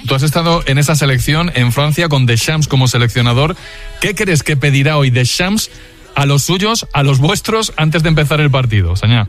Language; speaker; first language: Spanish; native; Spanish